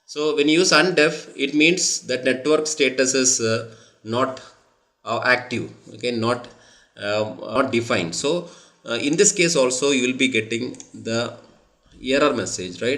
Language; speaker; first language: English; non-native, local second language; Tamil